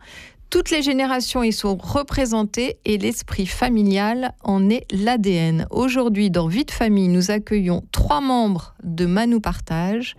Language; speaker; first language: French; native; French